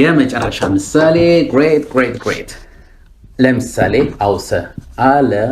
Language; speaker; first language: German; non-native, fluent; Amharic